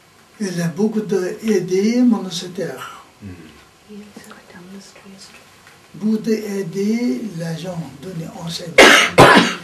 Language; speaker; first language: French; non-native, learner; Tibetan